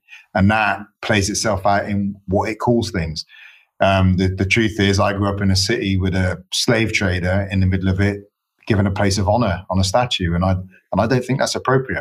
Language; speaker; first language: English; native; English